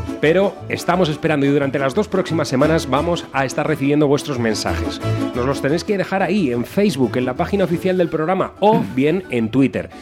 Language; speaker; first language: Spanish; native; Spanish